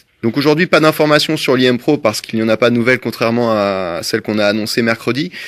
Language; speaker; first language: French; native; French